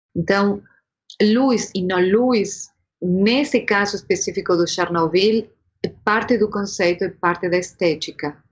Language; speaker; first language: Portuguese; non-native, fluent; Spanish